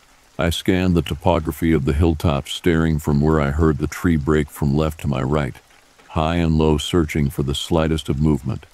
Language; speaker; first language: English; native; English